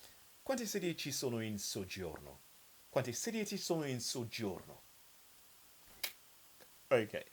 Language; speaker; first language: Italian; non-native, learner; English